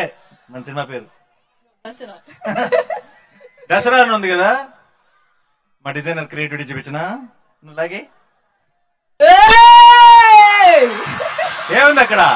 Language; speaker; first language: Telugu; native; Telugu